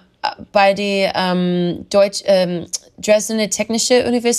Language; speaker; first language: German; non-native, learner; English